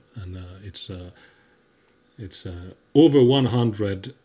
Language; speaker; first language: English; non-native, fluent; Finnish